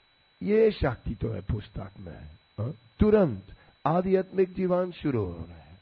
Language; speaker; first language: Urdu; non-native, learner; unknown